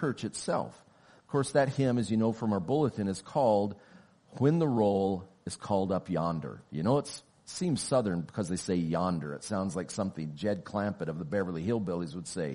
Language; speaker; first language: English; native; English